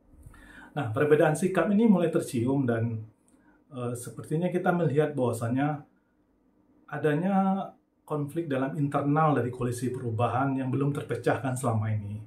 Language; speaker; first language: Indonesian; native; Indonesian